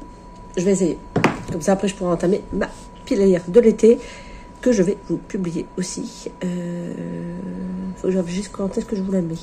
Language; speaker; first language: French; native; French